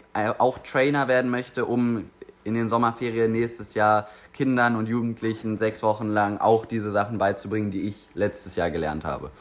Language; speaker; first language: German; native; German